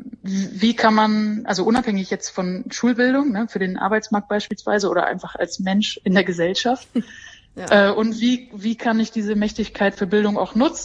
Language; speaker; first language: German; native; German